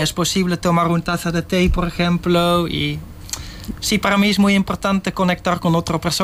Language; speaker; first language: Spanish; non-native, learner; Dutch